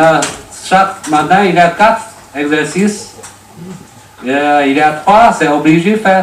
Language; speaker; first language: French; non-native, learner; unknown